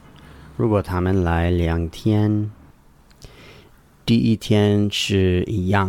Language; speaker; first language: Chinese; non-native, learner; English